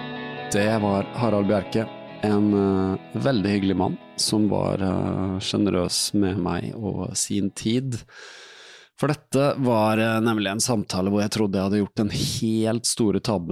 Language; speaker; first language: Norwegian; native; Norwegian